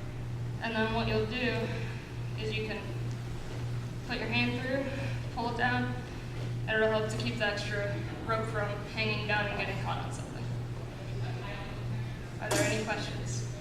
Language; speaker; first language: English; native; English